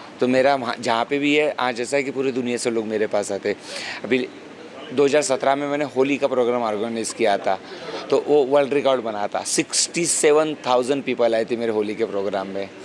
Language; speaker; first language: Hindi; non-native, local second language; Marathi